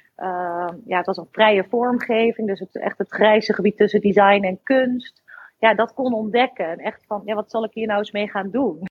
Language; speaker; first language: Dutch; native; Dutch